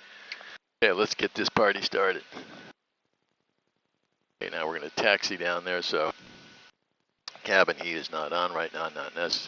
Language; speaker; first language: English; native; English